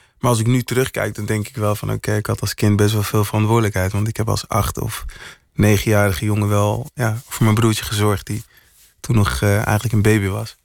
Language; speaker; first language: Dutch; early bilingual, other home language; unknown